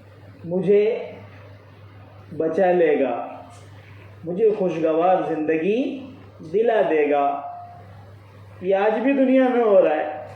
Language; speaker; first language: Urdu; native; Urdu